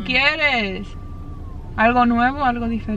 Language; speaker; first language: Spanish; early bilingual, heritage; Spanish